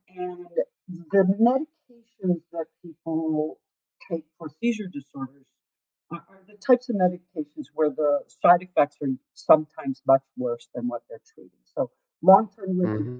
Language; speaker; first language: English; native; English